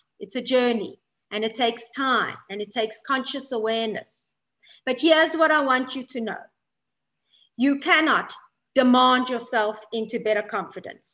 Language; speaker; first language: English; non-native, fluent; Polish